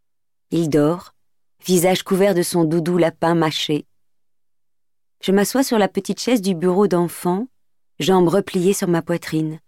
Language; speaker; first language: French; native; French